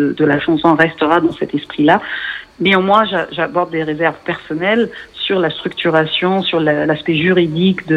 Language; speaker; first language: French; non-native, local second language; Arabic